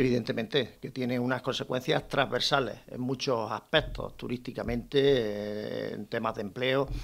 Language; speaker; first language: Spanish; native; Spanish